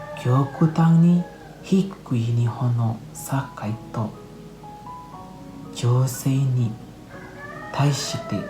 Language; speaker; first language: Japanese; non-native, learner; Indonesian